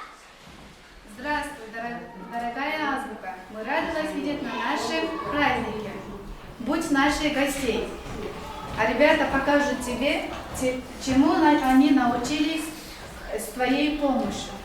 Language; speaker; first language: Russian; non-native, local second language; Kyrgyz